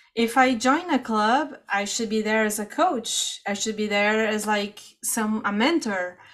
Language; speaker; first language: English; non-native, fluent; Portuguese